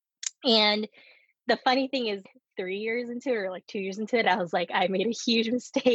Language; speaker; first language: English; early bilingual, other home language; Korean